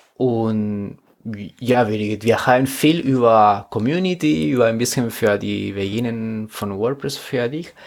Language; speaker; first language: German; non-native, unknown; Spanish